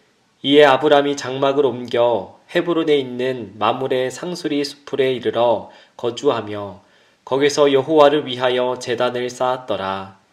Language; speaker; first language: Korean; native; Korean